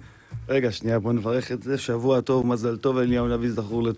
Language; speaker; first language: Hebrew; native; Hebrew